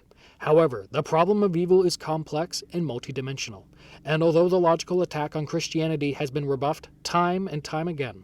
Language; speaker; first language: English; native; English